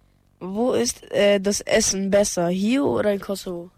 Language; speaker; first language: German; early bilingual, other home language; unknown